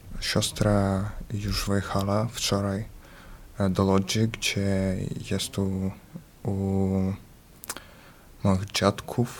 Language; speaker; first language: Polish; early bilingual, other home language; Ukrainian